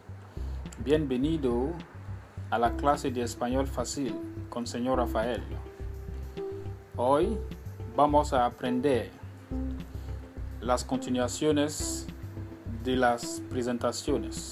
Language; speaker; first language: Spanish; non-native, learner; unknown